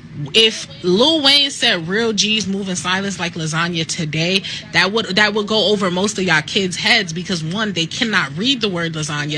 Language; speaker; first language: English; native; English